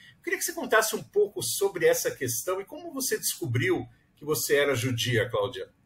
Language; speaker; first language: Portuguese; native; Portuguese